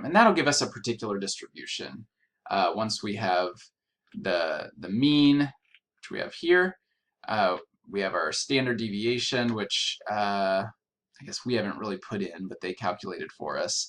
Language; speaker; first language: English; native; English